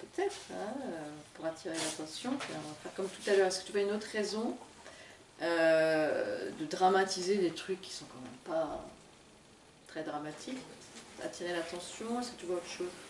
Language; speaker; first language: French; native; French